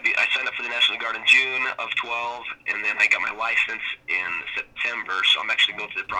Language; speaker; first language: English; native; English